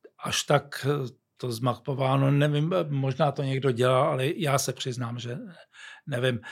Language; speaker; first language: Czech; native; Czech